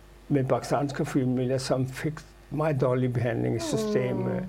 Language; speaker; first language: Danish; non-native, fluent; Urdu